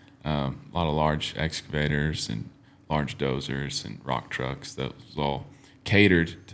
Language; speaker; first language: English; native; English